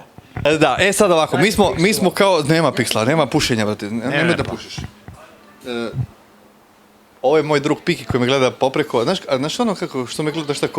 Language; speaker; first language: Bosnian; native; Bosnian